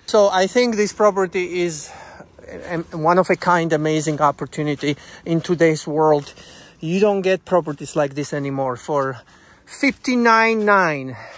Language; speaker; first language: English; non-native, fluent; Georgian